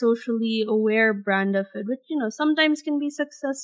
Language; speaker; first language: English; non-native, local second language; Bangla